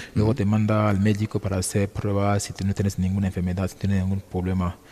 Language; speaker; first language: Spanish; non-native, fluent; French